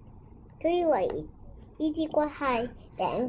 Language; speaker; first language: Chinese; non-native, local second language; Cantonese